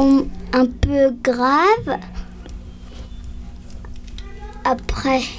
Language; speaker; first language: French; early bilingual, heritage; French